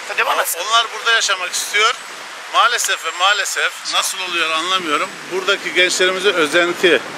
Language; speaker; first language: Turkish; native; Turkish